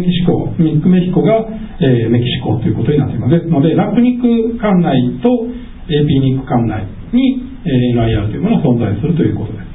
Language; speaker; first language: Japanese; native; Japanese